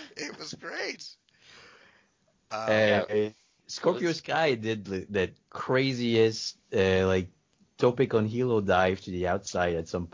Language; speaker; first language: English; non-native, fluent; French